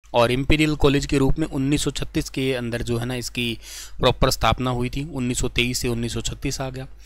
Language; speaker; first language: Hindi; native; Hindi